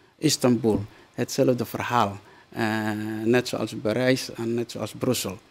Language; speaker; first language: Dutch; non-native, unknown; Somali